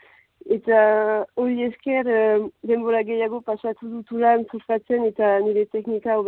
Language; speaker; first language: Basque; non-native, local second language; French